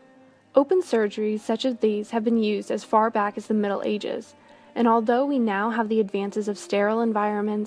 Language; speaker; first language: English; native; English